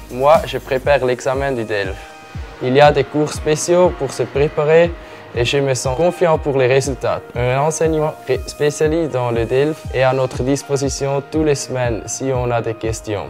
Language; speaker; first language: French; non-native, learner; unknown